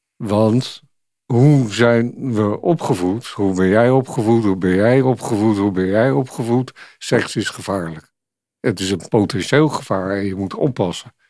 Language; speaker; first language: Dutch; native; Dutch